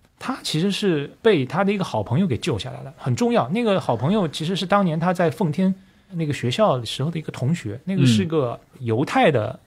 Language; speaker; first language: Chinese; native; Chinese